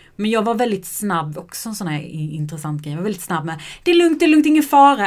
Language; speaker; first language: Swedish; native; Swedish